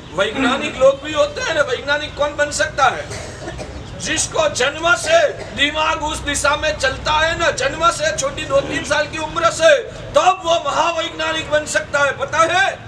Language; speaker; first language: Hindi; non-native, local second language; Gujarati